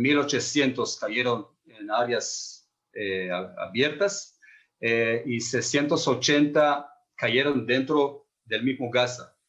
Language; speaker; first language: Spanish; non-native, fluent; Hebrew